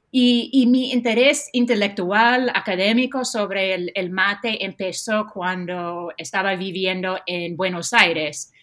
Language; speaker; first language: Spanish; non-native, fluent; English